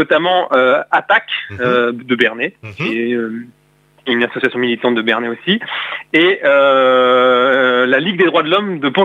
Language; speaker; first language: French; native; French